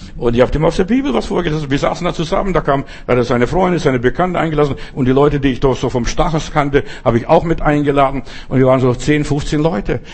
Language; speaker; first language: German; non-native, fluent; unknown